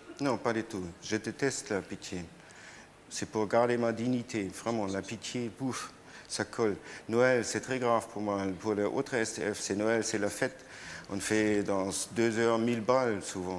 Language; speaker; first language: French; non-native, learner; German